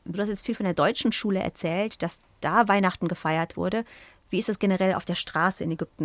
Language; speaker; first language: German; native; German